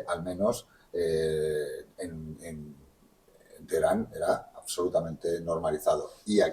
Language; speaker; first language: Spanish; native; Spanish